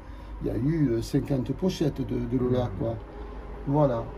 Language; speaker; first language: French; native; French